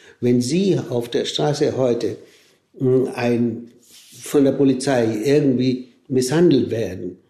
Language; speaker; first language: German; non-native, fluent; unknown